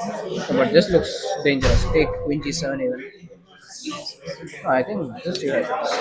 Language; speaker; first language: English; non-native, fluent; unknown